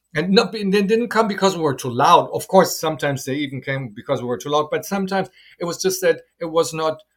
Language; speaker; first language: English; non-native, fluent; German